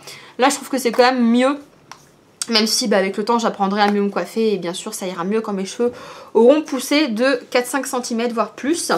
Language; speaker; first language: French; native; French